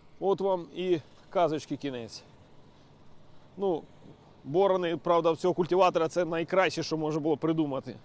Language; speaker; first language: Ukrainian; non-native, local second language; Russian